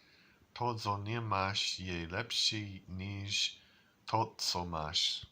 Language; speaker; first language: Czech; non-native, learner; English